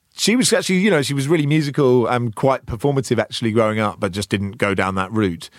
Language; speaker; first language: English; native; English